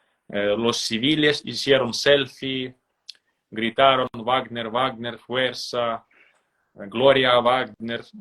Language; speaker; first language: Spanish; non-native, fluent; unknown